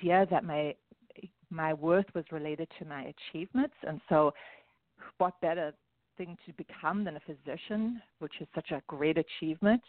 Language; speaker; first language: English; native; English